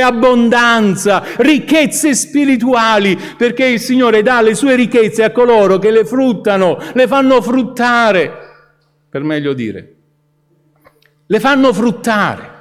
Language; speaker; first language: Italian; native; Italian